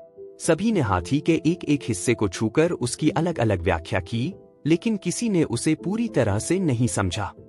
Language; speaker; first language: Hindi; native; Hindi